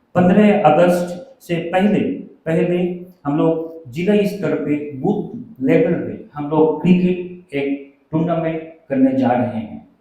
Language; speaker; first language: Hindi; non-native, local second language; Bangla